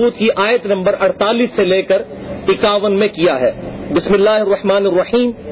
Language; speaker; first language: Urdu; non-native, local second language; Punjabi